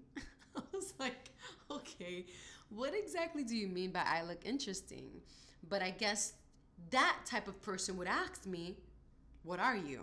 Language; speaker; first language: English; native; English